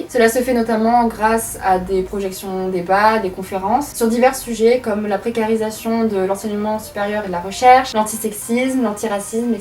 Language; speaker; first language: French; native; French